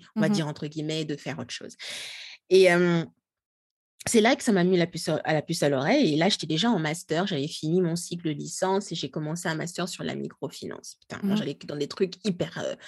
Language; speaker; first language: French; non-native, local second language; Lingala